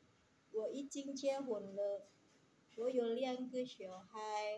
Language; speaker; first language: Chinese; non-native, learner; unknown